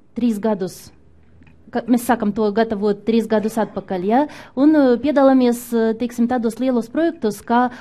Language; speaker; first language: Latvian; non-native, local second language; Russian